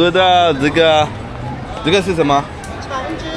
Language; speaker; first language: Chinese; non-native, learner; Rundi